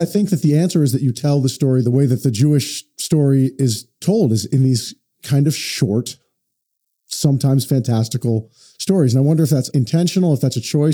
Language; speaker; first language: English; native; English